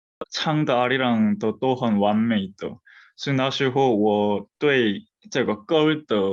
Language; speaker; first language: Chinese; non-native, fluent; Korean